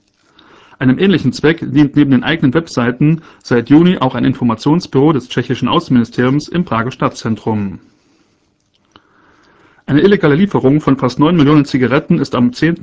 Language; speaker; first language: German; native; German